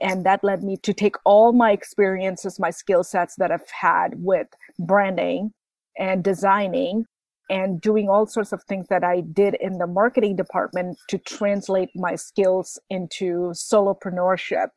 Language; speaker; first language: English; non-native, local second language; Bangla